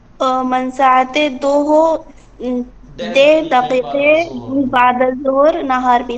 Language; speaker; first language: Persian; non-native, learner; Urdu